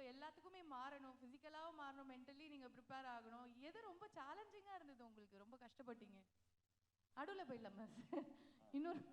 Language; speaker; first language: Tamil; native; Tamil